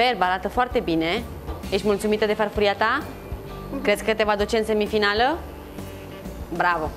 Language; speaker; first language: Romanian; native; Romanian